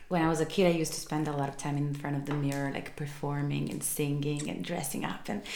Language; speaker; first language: English; non-native, fluent; Serbian